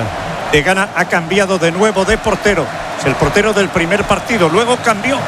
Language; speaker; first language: Spanish; native; Spanish